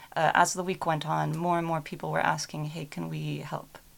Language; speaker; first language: English; early bilingual, other home language; Ukrainian